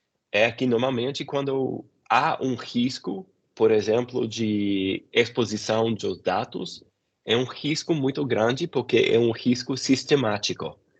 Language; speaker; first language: Portuguese; non-native, fluent; English